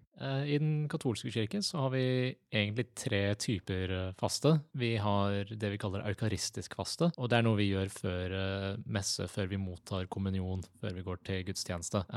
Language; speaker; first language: Norwegian; native; Norwegian